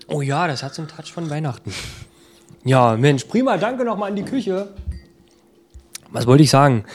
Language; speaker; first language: German; native; German